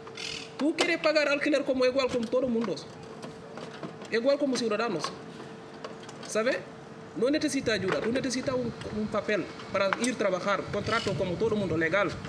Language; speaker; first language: Spanish; non-native, learner; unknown